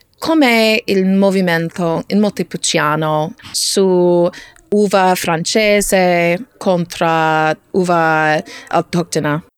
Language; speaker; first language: Italian; non-native, learner; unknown